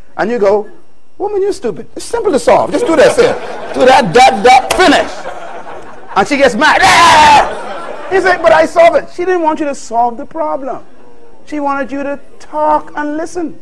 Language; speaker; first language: English; native; English